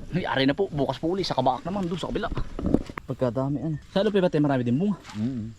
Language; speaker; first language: Filipino; native; Filipino